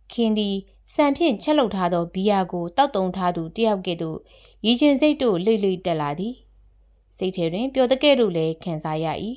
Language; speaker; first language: Burmese; native; Burmese